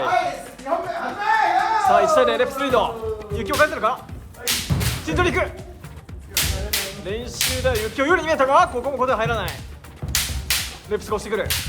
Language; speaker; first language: Japanese; native; Japanese